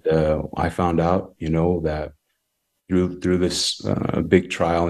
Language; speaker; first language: English; native; English